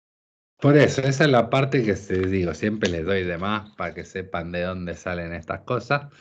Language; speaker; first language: Spanish; native; Spanish